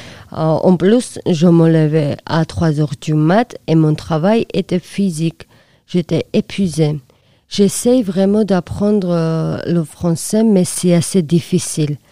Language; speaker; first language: French; non-native, learner; Georgian